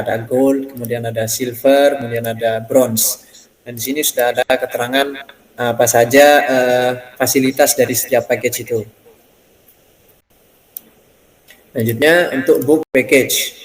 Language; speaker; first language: Indonesian; native; Indonesian